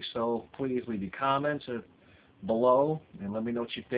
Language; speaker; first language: English; native; English